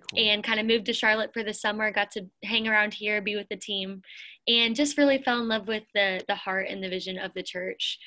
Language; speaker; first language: English; native; English